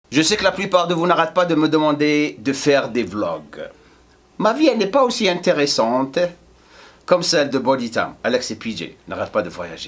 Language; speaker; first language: French; non-native, local second language; Arabic